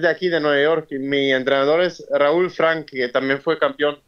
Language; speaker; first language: Spanish; early bilingual, heritage; Spanish